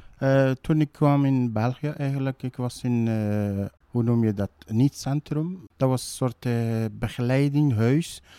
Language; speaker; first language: Dutch; non-native, learner; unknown